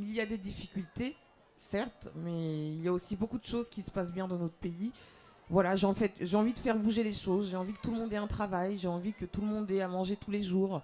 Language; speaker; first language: French; native; French